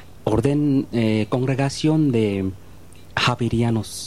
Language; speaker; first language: Spanish; non-native, learner; Bangla